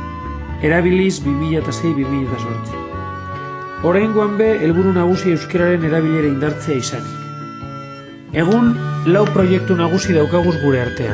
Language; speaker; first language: Basque; native; Basque